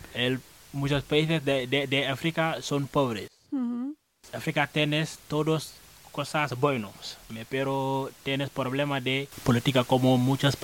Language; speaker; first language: Spanish; non-native, learner; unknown